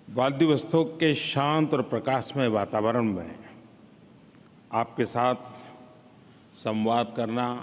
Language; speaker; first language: Hindi; non-native, local second language; Gujarati